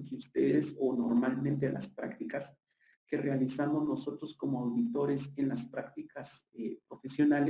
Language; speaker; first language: Spanish; native; Spanish